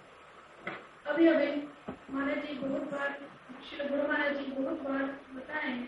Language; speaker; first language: Hindi; non-native, fluent; English